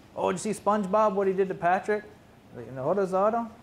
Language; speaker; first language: English; native; English